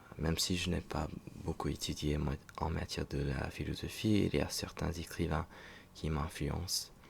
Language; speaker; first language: French; non-native, fluent; English